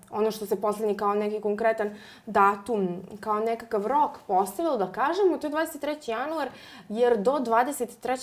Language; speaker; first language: Serbian; native; Serbian